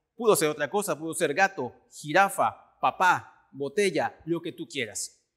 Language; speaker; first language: Spanish; native; Spanish